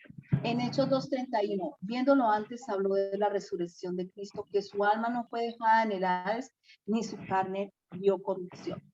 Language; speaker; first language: Spanish; native; Spanish